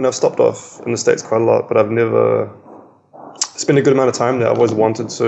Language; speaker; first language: English; native; English